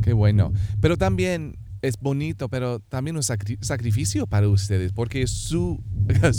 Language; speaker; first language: Spanish; non-native, fluent; English